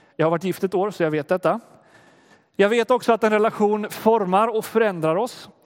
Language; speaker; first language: Swedish; native; Swedish